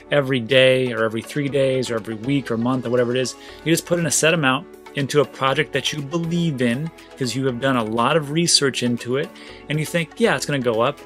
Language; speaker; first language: English; native; English